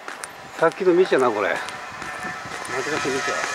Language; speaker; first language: Japanese; native; Japanese